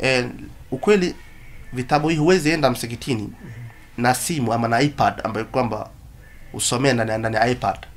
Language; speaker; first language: Swahili; non-native, local second language; Somali